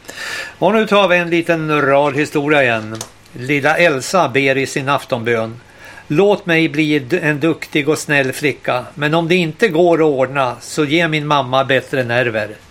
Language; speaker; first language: Swedish; native; Swedish